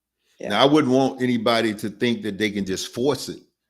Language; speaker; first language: English; native; English